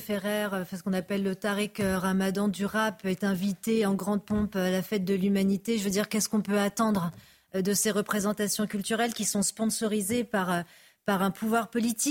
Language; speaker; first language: French; native; French